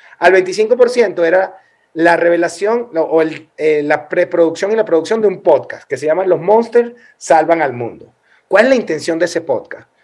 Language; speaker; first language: Spanish; native; Spanish